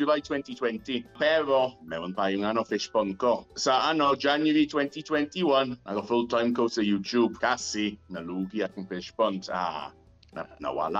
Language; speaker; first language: Filipino; non-native, learner; English